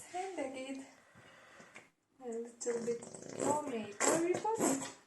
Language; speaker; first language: English; non-native, learner; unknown